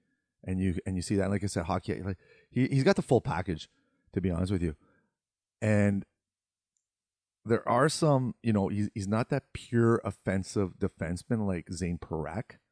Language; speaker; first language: English; native; English